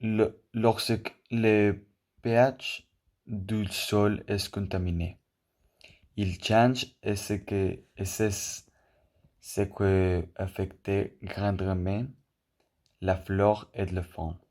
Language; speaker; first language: French; non-native, learner; Spanish